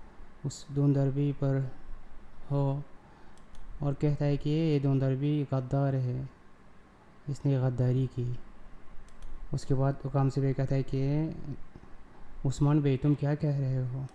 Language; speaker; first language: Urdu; non-native, local second language; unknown